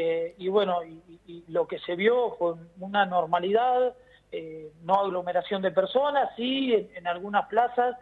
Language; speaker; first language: Spanish; native; Spanish